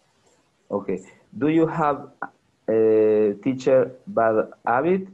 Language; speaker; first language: English; non-native, learner; Spanish